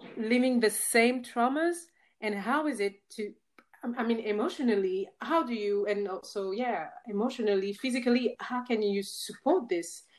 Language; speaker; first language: English; non-native, fluent; French